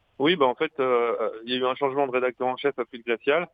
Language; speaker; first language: French; native; French